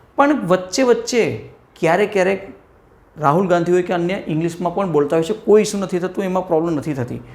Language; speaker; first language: Gujarati; non-native, local second language; Hindi